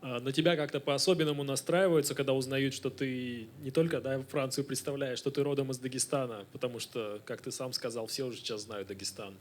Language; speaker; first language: Russian; native; Russian